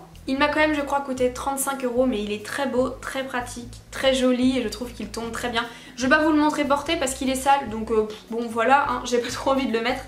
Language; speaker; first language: French; native; French